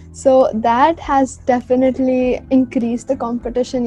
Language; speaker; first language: English; non-native, local second language; Hindi